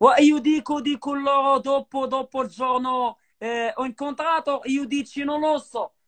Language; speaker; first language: Italian; non-native, learner; Arabic